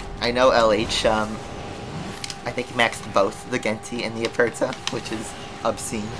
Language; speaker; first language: English; native; English